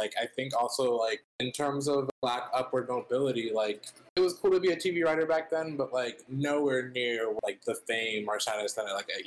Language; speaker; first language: English; native; English